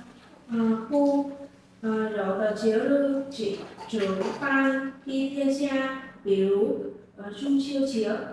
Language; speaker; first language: Chinese; non-native, learner; Vietnamese